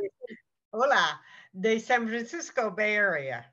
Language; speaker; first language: Spanish; non-native, learner; English